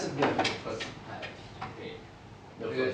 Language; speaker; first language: English; non-native, fluent; Chinese